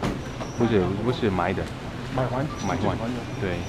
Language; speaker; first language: Chinese; non-native, fluent; English